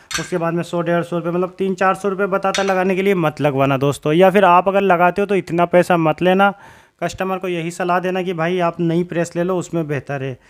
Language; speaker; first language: Hindi; native; Hindi